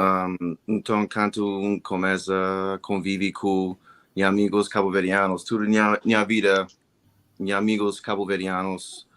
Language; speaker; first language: Portuguese; non-native, learner; English